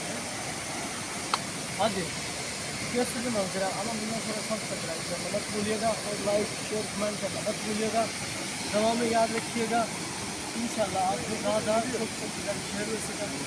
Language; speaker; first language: Turkish; non-native, learner; Hindi